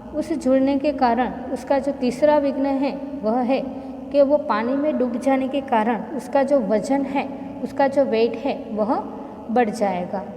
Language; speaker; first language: Hindi; non-native, local second language; Gujarati